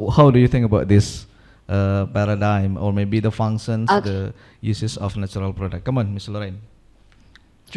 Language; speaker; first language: English; non-native, local second language; Indonesian